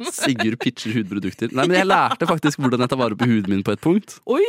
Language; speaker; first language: Norwegian; native; Norwegian